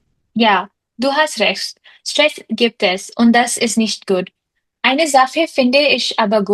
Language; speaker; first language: German; non-native, learner; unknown